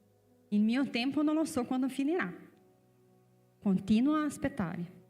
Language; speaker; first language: Italian; non-native, fluent; Portuguese